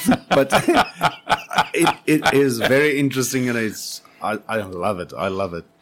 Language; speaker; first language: English; non-native, local second language; Afrikaans